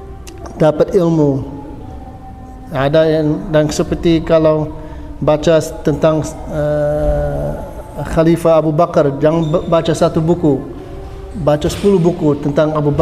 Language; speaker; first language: Indonesian; non-native, fluent; English